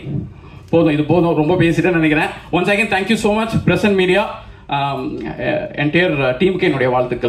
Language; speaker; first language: Tamil; native; Tamil